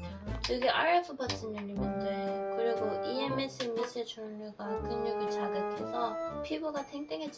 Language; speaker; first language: Korean; non-native, learner; Dutch